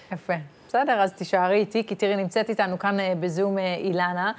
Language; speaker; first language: Hebrew; native; Hebrew